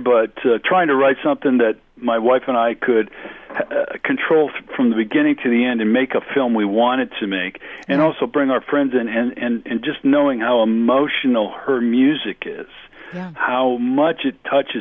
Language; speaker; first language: English; native; English